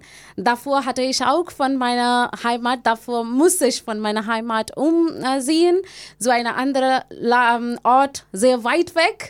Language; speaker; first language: German; non-native, learner; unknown